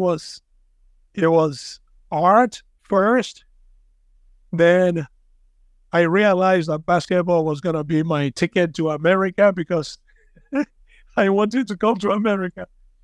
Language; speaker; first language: English; non-native, local second language; Igbo